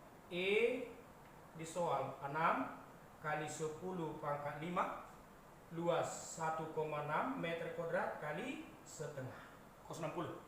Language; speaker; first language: Indonesian; native; Indonesian